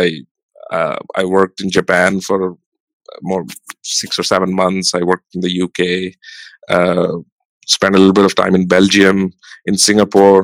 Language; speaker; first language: English; non-native, local second language; Hindi